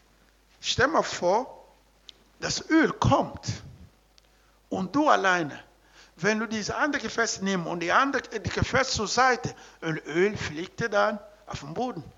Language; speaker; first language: German; non-native, learner; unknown